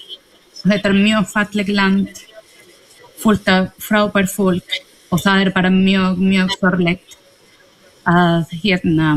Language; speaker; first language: Icelandic; non-native, fluent; Spanish